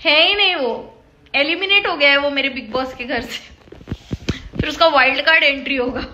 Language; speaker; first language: Hindi; non-native, local second language; Marathi